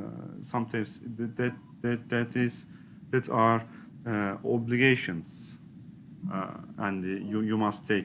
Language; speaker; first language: English; non-native, learner; Turkish